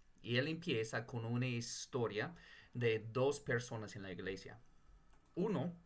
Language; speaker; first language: Spanish; non-native, fluent; English